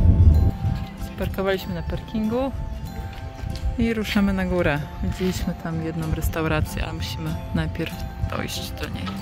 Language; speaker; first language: Polish; native; Polish